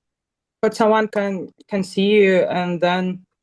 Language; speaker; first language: English; non-native, learner; Russian